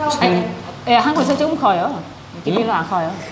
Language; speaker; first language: Korean; non-native, learner; Vietnamese